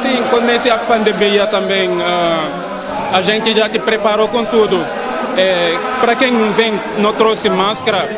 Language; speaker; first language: Portuguese; non-native, fluent; Wolof